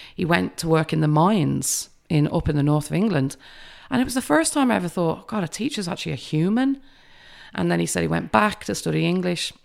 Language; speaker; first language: English; native; English